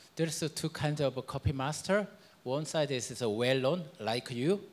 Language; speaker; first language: English; non-native, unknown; Korean